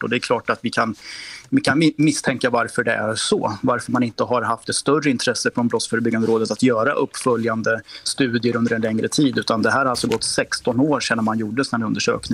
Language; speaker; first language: Swedish; native; Swedish